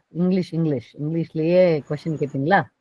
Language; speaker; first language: Tamil; native; Tamil